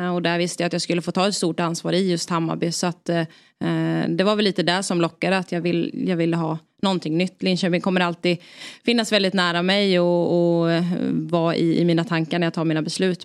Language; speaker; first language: Swedish; native; Swedish